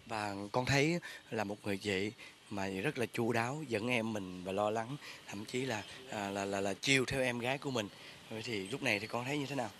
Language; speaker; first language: Vietnamese; native; Vietnamese